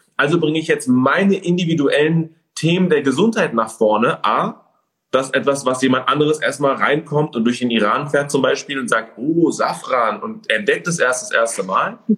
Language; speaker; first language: German; early bilingual, other home language; Persian